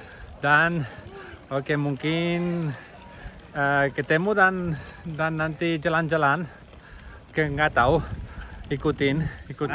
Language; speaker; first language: Indonesian; non-native, learner; Catalan